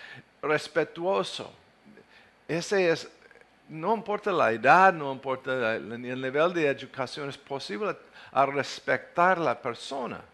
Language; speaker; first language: Spanish; non-native, fluent; English